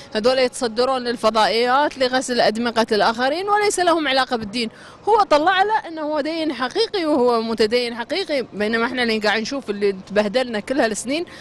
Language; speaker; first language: Arabic; native; Arabic